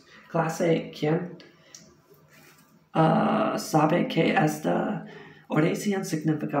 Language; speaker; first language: Spanish; non-native, learner; English